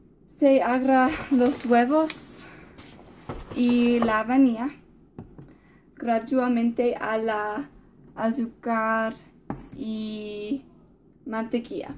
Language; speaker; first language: Spanish; non-native, learner; English